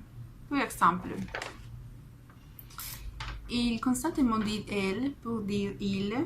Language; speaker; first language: French; non-native, fluent; Spanish